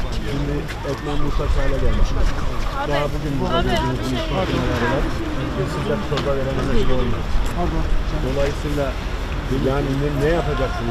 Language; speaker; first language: Turkish; native; Turkish